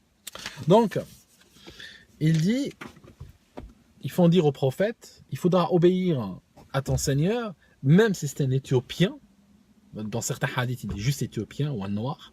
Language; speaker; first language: French; native; French